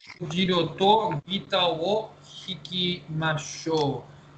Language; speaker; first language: Japanese; non-native, fluent; Spanish